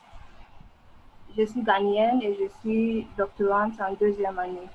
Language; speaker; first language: French; non-native, fluent; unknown